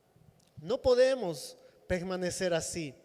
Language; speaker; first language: Portuguese; non-native, fluent; Spanish